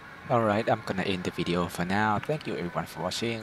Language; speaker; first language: English; non-native, fluent; Thai